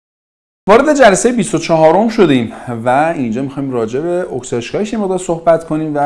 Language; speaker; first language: Persian; native; Persian